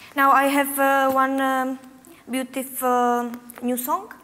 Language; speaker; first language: English; non-native, learner; Czech